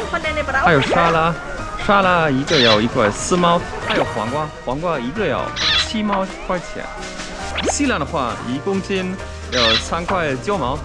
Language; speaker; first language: Chinese; non-native, fluent; German